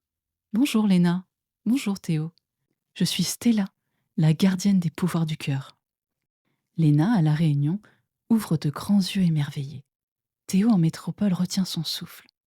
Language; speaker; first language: French; native; French